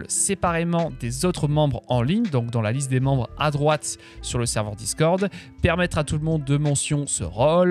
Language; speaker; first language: French; native; French